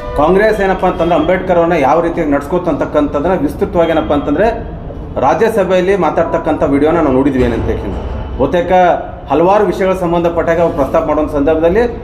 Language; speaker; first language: Kannada; native; Kannada